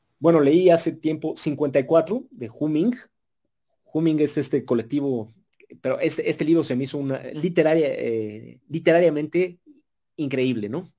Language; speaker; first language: Spanish; native; Spanish